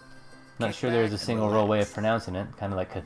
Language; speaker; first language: English; native; English